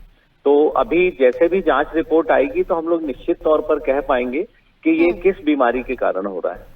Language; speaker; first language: Hindi; native; Hindi